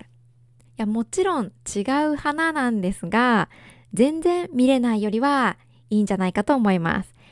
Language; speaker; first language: Japanese; native; Japanese